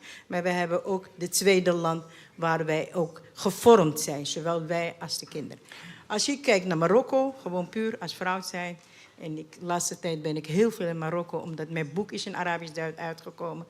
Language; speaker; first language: Dutch; non-native, fluent; Arabic